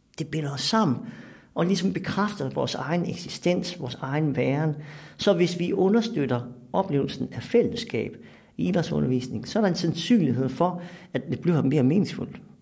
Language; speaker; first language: Danish; native; Danish